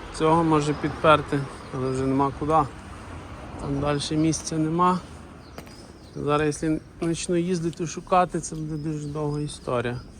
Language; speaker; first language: Ukrainian; native; Ukrainian